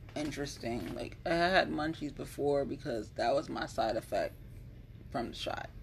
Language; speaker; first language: English; native; English